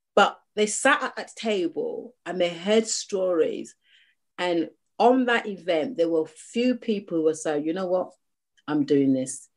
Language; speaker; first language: English; native; English